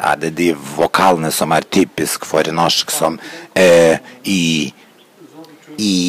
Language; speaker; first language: Norwegian; non-native, fluent; Serbian